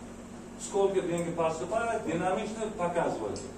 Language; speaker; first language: Russian; non-native, local second language; Uzbek